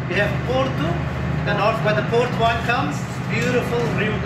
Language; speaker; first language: English; non-native, fluent; Portuguese